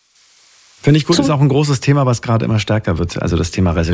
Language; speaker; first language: German; native; German